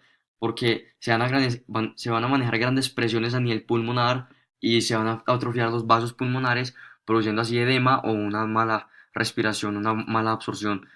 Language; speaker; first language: Spanish; native; Spanish